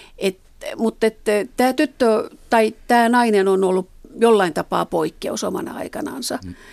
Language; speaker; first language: Finnish; native; Finnish